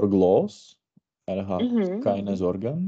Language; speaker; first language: German; non-native, learner; Czech